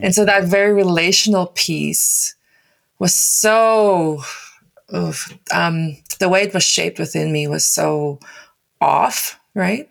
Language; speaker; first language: English; non-native, local second language; Afrikaans